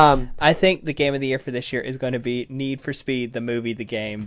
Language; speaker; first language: English; native; English